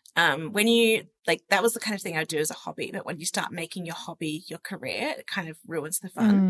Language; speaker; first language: English; native; English